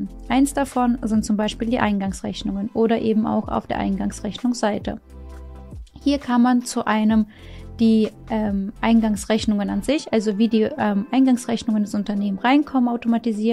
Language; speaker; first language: German; non-native, fluent; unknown